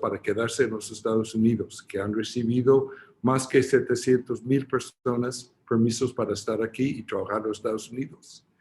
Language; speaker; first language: Spanish; non-native, fluent; English